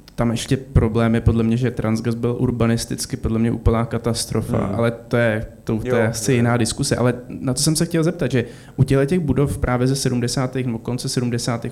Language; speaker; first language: Czech; native; Czech